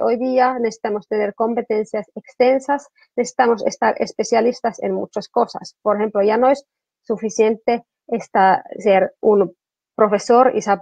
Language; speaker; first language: Spanish; non-native, fluent; Finnish